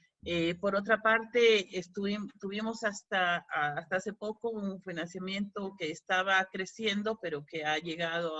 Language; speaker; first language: Spanish; native; Spanish